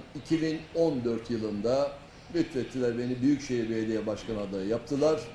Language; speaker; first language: Turkish; native; Turkish